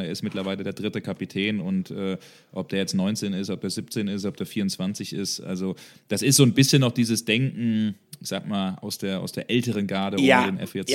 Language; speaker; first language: German; native; German